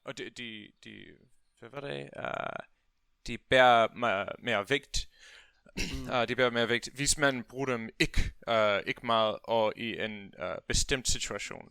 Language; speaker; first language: Danish; non-native, learner; English